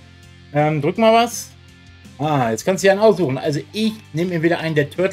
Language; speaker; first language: German; native; German